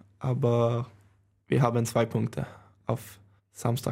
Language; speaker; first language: German; non-native, learner; Swedish